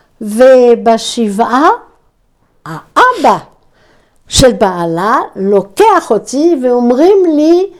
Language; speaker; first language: Hebrew; non-native, fluent; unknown